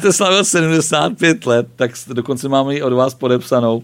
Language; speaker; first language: Czech; native; Czech